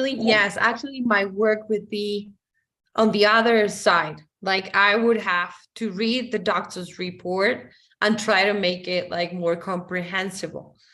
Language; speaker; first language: English; non-native, fluent; Spanish